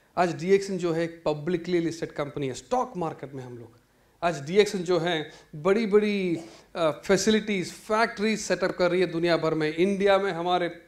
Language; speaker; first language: Hindi; non-native, local second language; Malayalam